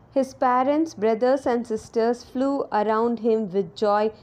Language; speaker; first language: English; non-native, local second language; Tamil